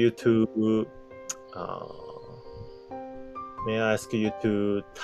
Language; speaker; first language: English; non-native, learner; Japanese